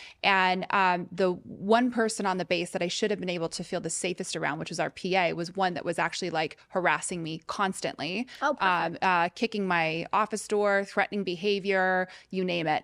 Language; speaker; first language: English; native; English